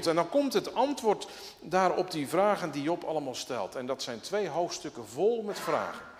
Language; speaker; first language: Dutch; native; Dutch